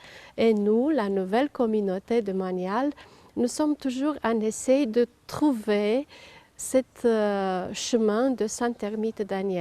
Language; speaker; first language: French; non-native, fluent; Romanian